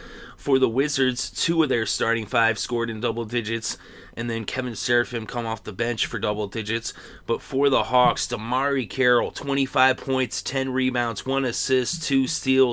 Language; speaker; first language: English; native; English